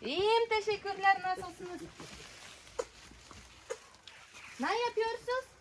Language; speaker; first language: Turkish; non-native, learner; Russian